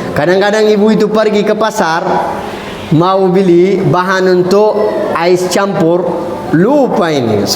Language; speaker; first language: Malay; non-native, fluent; Arabic